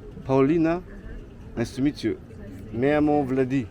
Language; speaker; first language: English; non-native, fluent; German